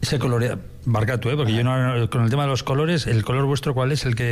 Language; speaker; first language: Spanish; native; Spanish